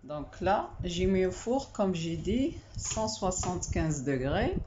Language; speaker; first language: French; non-native, local second language; Arabic